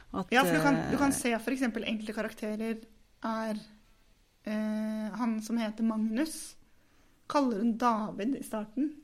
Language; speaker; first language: Norwegian; native; Norwegian